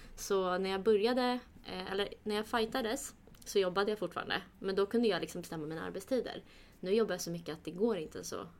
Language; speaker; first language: Swedish; early bilingual, other home language; Kurdish